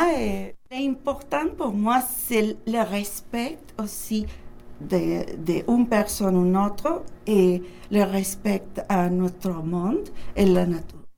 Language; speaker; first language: French; non-native, learner; Spanish